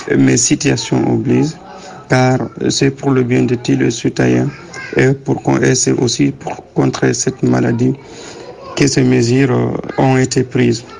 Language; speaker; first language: French; non-native, local second language; Wolof